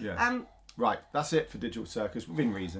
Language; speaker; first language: English; native; English